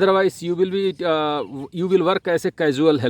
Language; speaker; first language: English; non-native, local second language; Hindi